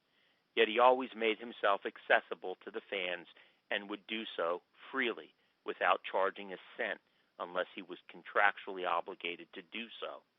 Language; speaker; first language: English; native; English